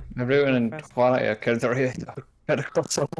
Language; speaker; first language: Welsh; non-native, local second language; English